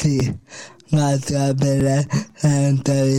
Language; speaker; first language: Catalan; non-native, local second language; Spanish